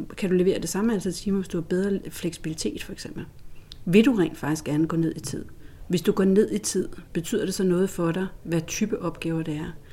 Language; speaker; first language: Danish; native; Danish